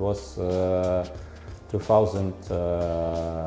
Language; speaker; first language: English; non-native, learner; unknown